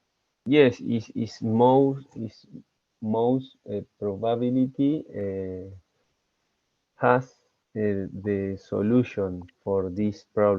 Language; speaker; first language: English; non-native, learner; Spanish